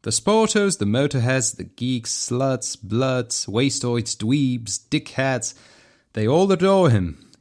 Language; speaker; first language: English; non-native, fluent; Polish